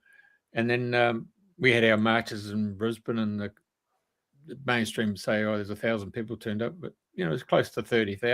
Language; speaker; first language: English; native; English